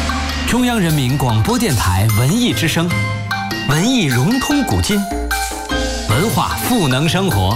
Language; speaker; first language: Chinese; native; Chinese